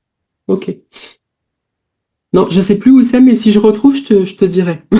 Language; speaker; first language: French; native; French